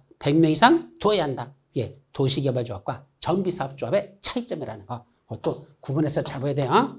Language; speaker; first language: Korean; native; Korean